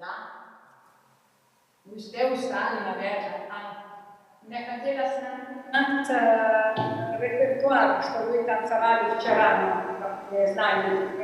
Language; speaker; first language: Russian; non-native, fluent; Italian